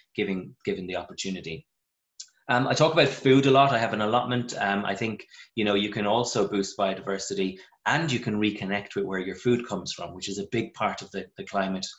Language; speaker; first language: English; native; English